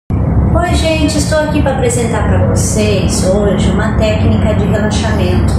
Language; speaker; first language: Portuguese; native; Portuguese